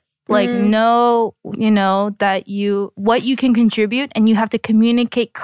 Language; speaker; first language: English; native; English